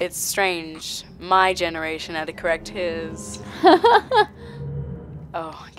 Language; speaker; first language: English; native; English